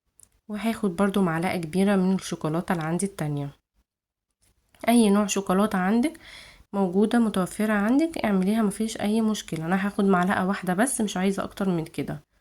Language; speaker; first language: Arabic; native; Arabic